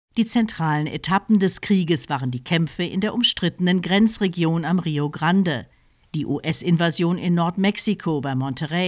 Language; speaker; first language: German; native; German